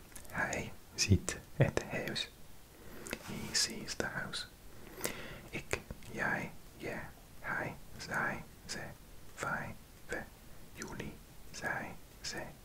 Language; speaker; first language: Dutch; non-native, learner; English